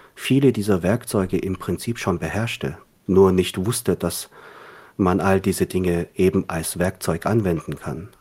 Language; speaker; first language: German; early bilingual, other home language; Korean